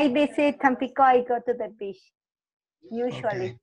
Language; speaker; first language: English; non-native, learner; Spanish